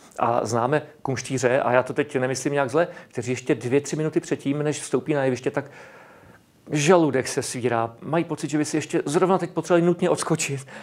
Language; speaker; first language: Czech; native; Czech